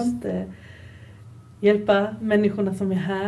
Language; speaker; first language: Swedish; non-native, learner; Persian